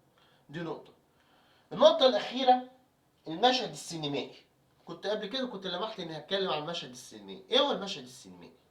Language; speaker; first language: Arabic; native; Arabic